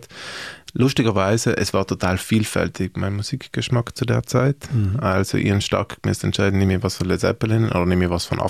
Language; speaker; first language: German; native; German